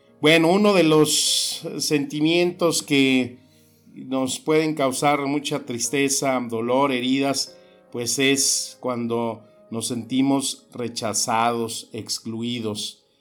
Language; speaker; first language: Spanish; native; Spanish